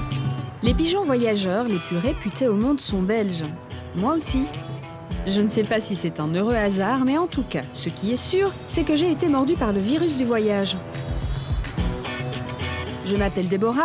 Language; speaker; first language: French; native; French